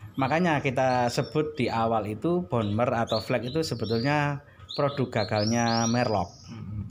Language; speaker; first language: Indonesian; native; Indonesian